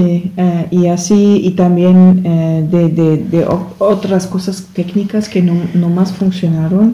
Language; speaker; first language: Spanish; non-native, learner; German